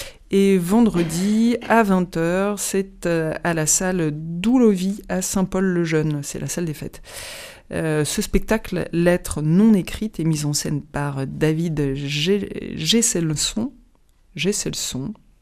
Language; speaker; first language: French; native; French